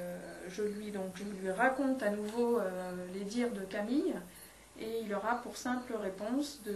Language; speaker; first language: French; native; French